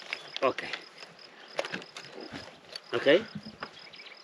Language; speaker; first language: English; non-native, learner; Portuguese